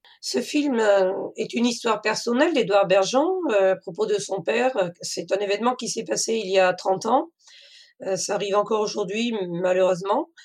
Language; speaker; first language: French; native; French